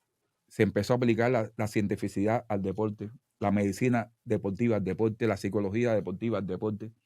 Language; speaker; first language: Spanish; native; Spanish